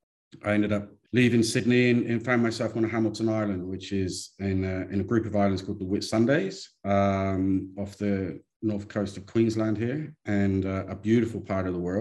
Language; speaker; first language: English; native; English